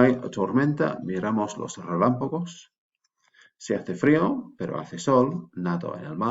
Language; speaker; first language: Spanish; non-native, fluent; English